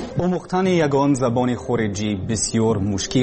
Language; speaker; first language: Persian; non-native, learner; English